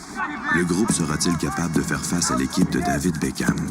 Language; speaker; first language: French; native; French